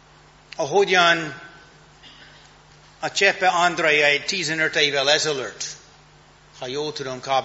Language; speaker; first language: Hungarian; non-native, fluent; English